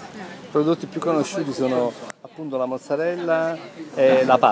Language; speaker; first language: Italian; native; Italian